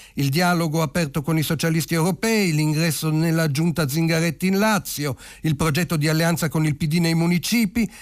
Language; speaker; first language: Italian; native; Italian